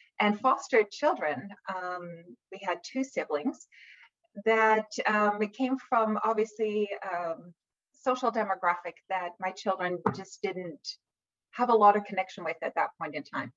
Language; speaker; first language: English; non-native, fluent; German